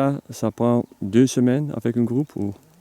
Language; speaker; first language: French; non-native, learner; Dutch